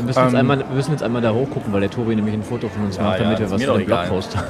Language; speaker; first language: German; native; German